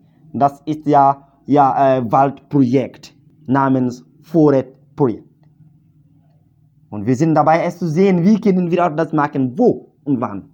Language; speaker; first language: German; non-native, learner; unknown